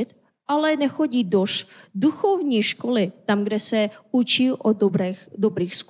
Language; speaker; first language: Czech; non-native, fluent; Korean